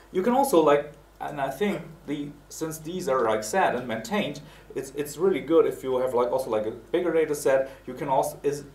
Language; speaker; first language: English; non-native, fluent; German